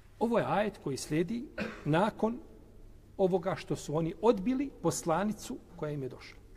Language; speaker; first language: Bosnian; native; Bosnian